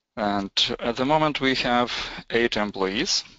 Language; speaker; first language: English; non-native, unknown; Lithuanian